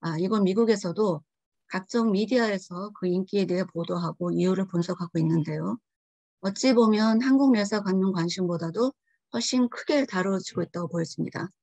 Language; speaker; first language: Korean; early bilingual, heritage; Korean